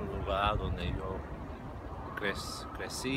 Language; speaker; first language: Spanish; non-native, fluent; English